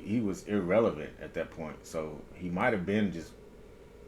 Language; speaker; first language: English; native; English